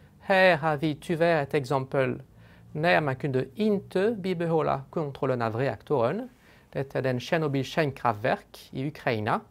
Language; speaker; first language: Swedish; non-native, fluent; French